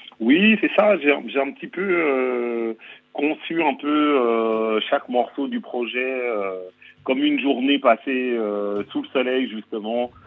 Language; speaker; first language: French; native; French